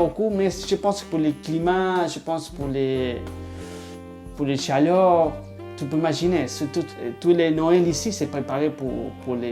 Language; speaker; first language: French; non-native, learner; Spanish